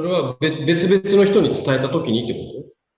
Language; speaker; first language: Japanese; native; Japanese